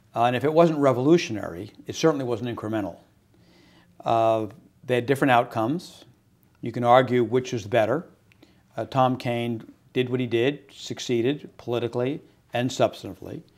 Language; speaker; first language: English; native; English